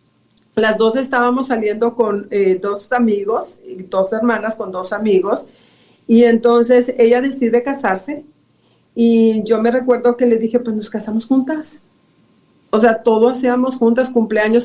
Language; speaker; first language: Spanish; native; Spanish